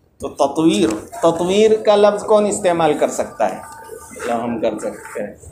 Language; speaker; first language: Urdu; native; Urdu